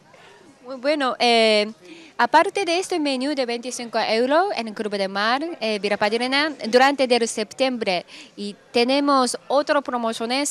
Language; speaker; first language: Spanish; non-native, fluent; Japanese